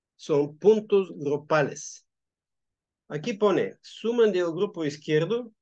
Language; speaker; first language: Spanish; non-native, fluent; Bulgarian